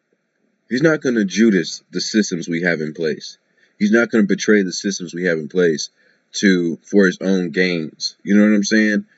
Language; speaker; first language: English; native; English